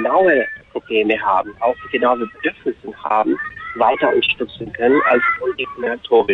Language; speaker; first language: German; non-native, fluent; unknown